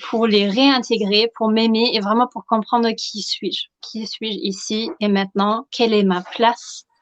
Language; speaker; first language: French; non-native, fluent; German